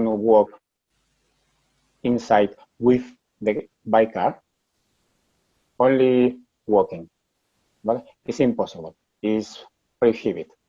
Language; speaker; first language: English; non-native, learner; Spanish